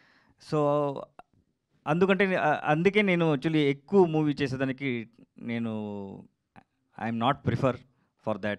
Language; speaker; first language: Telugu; non-native, learner; Kannada